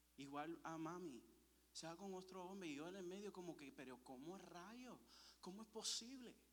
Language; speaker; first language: Spanish; early bilingual, heritage; Spanish